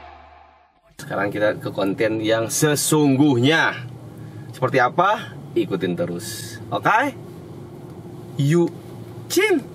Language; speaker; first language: Indonesian; native; Indonesian